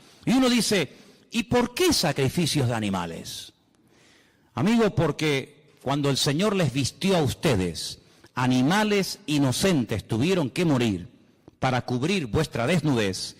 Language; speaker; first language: Spanish; native; Spanish